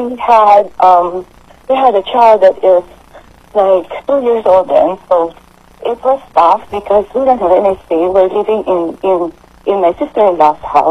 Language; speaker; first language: English; non-native, local second language; Filipino